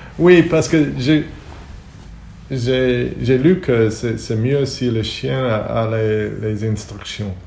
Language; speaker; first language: French; non-native, learner; Hebrew